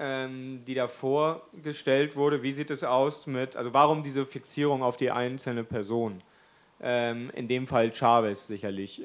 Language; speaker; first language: German; native; German